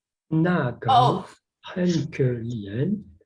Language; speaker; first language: Chinese; non-native, learner; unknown